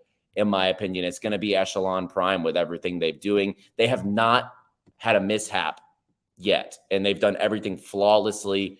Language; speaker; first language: English; native; English